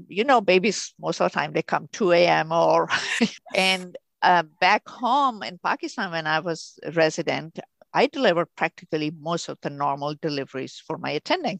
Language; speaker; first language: English; non-native, local second language; Urdu